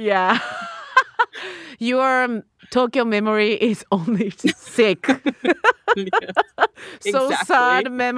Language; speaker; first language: English; non-native, learner; Japanese